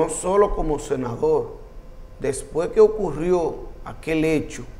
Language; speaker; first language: Spanish; native; Spanish